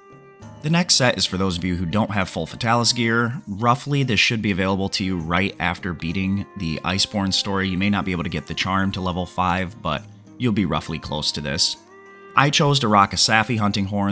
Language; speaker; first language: English; native; English